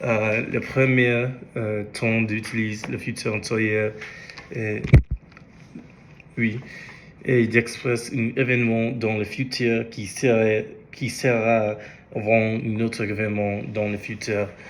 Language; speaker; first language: French; non-native, learner; English